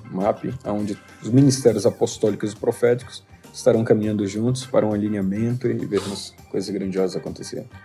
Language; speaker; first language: Portuguese; native; Portuguese